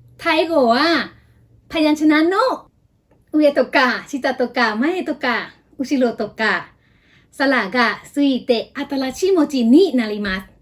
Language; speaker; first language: Japanese; non-native, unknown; Thai